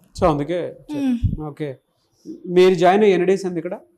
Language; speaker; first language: Telugu; native; Telugu